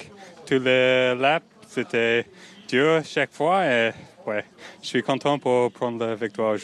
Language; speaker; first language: French; non-native, learner; English